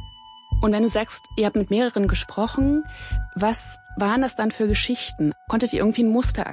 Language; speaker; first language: German; native; German